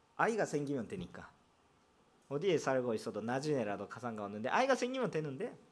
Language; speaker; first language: Korean; non-native, fluent; Japanese